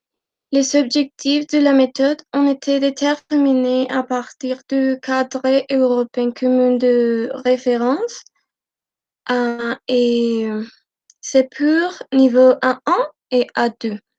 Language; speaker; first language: French; non-native, learner; Spanish